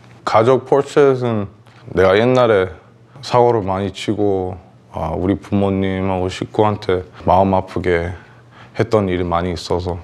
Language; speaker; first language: Korean; early bilingual, heritage; Korean